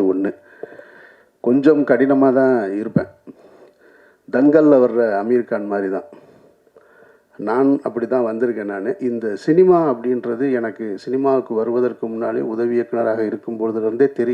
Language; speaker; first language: Tamil; native; Tamil